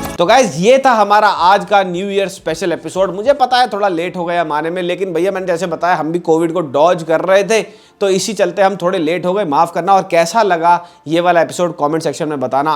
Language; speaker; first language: Hindi; native; Hindi